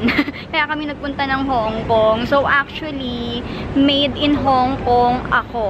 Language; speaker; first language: Filipino; native; Filipino